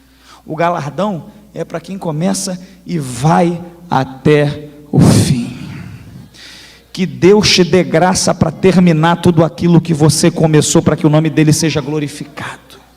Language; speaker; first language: Portuguese; native; Portuguese